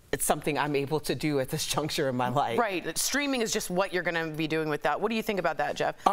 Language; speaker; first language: English; native; English